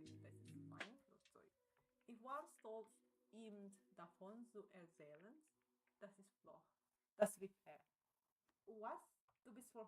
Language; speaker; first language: German; non-native, learner; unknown